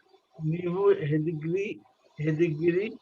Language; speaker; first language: Kannada; non-native, learner; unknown